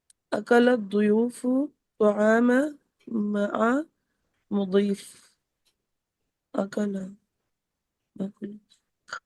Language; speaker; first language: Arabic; non-native, learner; Urdu